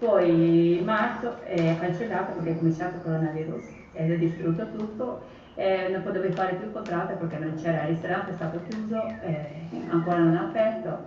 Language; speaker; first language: Italian; non-native, learner; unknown